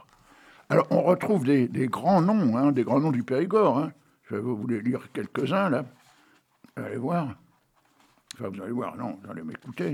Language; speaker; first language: French; native; French